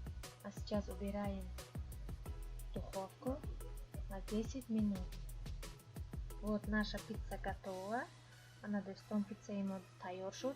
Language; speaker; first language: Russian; non-native, fluent; Tajik